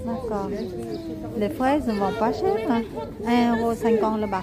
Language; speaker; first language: French; non-native, learner; Vietnamese